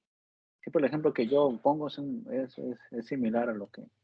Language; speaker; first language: Spanish; native; Spanish